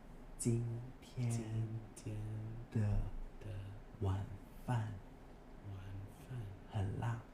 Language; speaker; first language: Chinese; non-native, learner; English